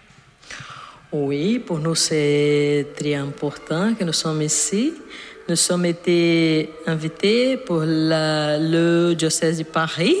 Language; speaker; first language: French; non-native, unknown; Portuguese